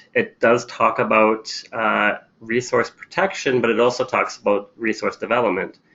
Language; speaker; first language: English; native; English